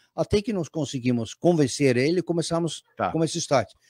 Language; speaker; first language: Portuguese; non-native, fluent; Dutch